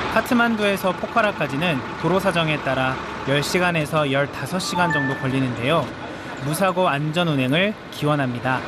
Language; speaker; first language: Korean; native; Korean